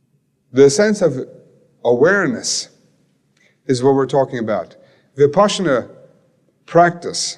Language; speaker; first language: English; native; English